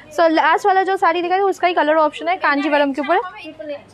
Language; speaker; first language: Hindi; non-native, local second language; Bangla